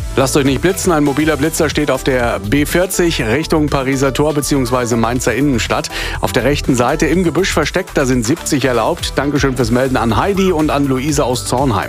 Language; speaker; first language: German; native; German